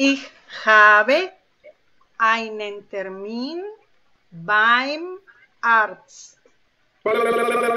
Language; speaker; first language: German; non-native, learner; Spanish